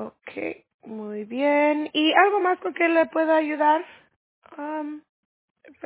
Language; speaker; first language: Spanish; early bilingual, heritage; Spanish